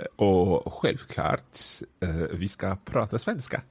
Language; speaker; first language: Swedish; non-native, learner; English